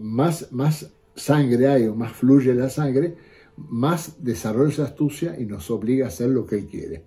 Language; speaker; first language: Spanish; native; Spanish